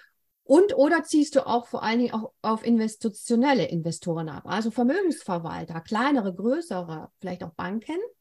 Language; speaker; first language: German; native; German